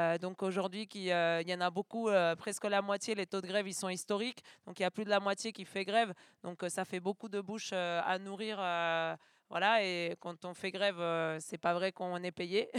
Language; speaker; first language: French; non-native, fluent; Spanish